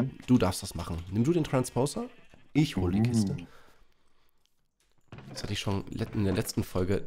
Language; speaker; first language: German; native; German